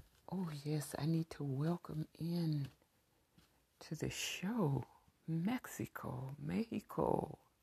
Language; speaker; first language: English; native; English